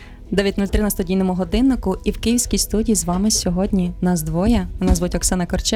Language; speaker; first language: Ukrainian; native; Ukrainian